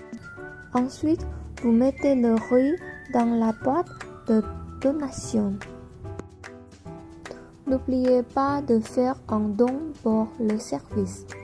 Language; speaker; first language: French; non-native, learner; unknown